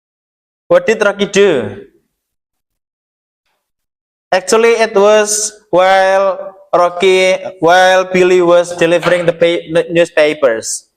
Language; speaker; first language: English; non-native, learner; Indonesian